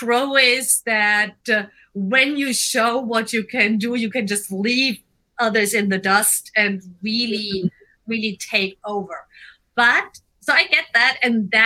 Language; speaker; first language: English; non-native, fluent; German